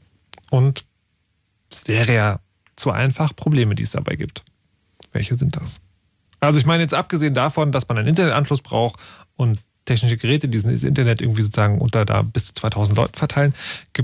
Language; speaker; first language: German; native; German